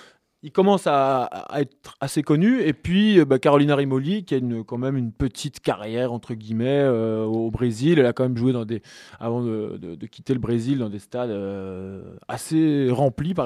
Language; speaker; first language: French; native; French